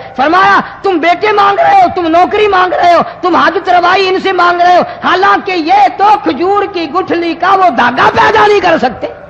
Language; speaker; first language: Urdu; non-native, local second language; Saraiki